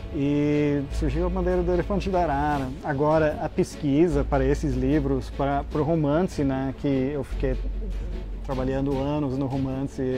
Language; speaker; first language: Portuguese; non-native, fluent; English